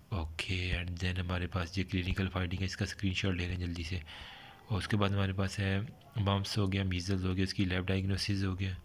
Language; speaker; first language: Urdu; native; Urdu